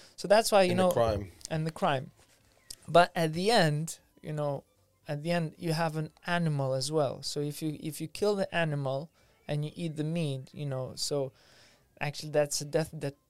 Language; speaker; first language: English; non-native, fluent; Lithuanian